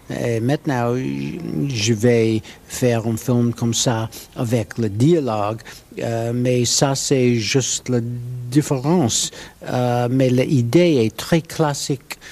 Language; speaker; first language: French; non-native, learner; English